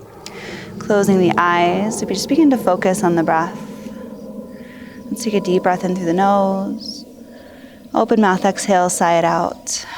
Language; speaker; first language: English; native; English